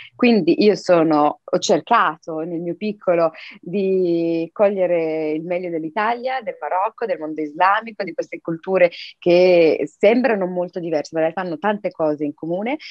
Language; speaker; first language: Italian; early bilingual, other home language; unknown